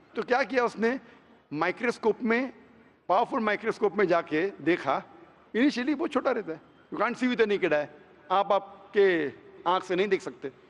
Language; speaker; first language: Hindi; non-native, local second language; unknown